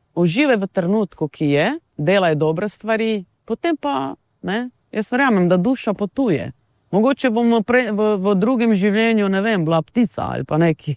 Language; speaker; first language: Slovenian; non-native, local second language; Romany